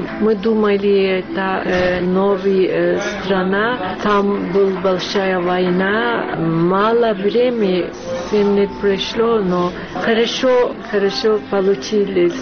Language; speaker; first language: Russian; non-native, learner; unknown